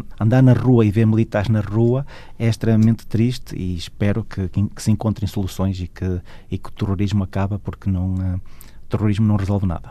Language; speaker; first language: Portuguese; native; Portuguese